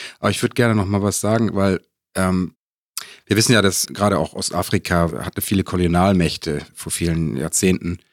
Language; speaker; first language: German; native; German